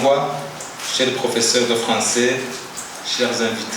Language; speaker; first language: French; non-native, local second language; Rundi